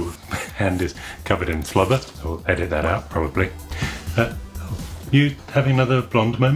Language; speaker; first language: English; native; English